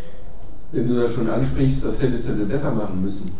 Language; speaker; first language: German; native; German